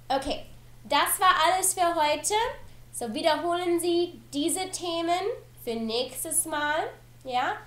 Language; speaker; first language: German; non-native, learner; English